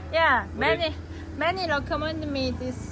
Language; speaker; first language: English; non-native, fluent; Korean